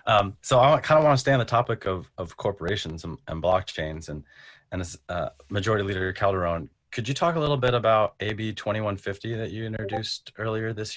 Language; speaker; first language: English; native; English